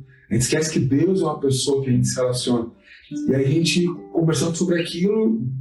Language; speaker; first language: Portuguese; native; Portuguese